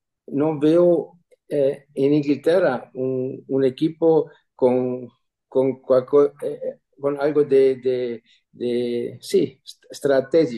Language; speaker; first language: Spanish; non-native, fluent; German